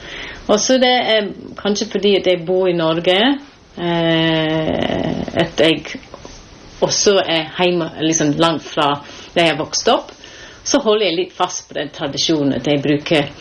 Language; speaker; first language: Norwegian; non-native, fluent; English